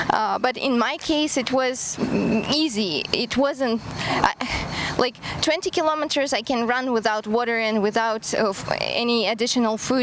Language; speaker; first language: English; non-native, fluent; Kazakh